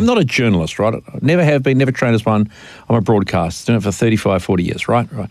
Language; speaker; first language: English; native; English